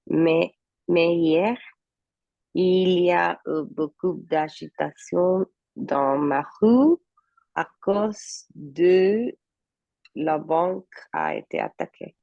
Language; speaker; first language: French; non-native, learner; Spanish